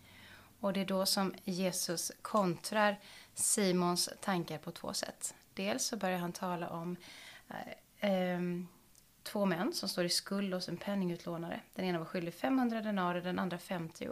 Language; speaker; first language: Swedish; native; Swedish